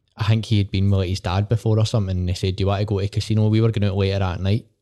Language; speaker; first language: English; native; English